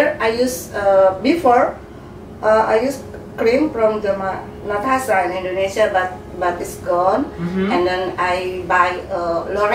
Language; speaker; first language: English; non-native, learner; Indonesian